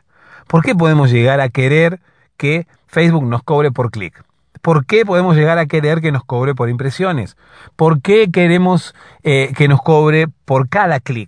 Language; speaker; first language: Spanish; native; Spanish